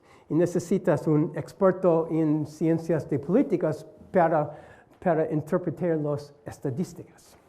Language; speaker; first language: Spanish; non-native, learner; English